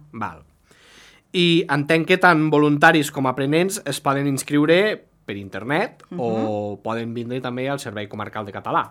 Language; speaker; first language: Catalan; native; Catalan